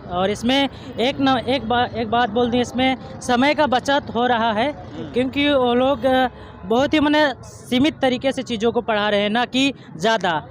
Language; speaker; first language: Hindi; non-native, local second language; Assamese